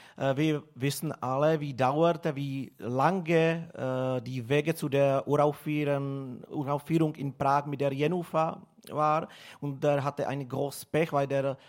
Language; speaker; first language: German; non-native, learner; Czech